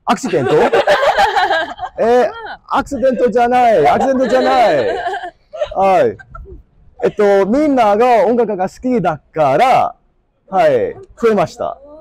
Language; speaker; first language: Japanese; non-native, learner; English